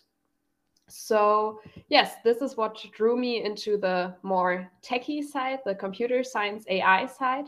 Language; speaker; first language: English; non-native, fluent; German